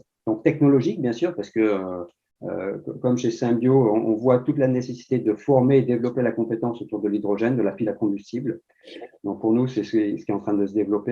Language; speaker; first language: French; native; French